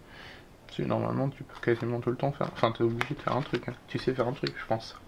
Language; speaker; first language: French; native; French